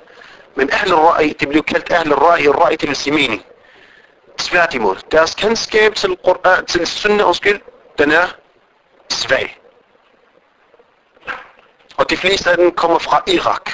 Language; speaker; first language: Danish; non-native, fluent; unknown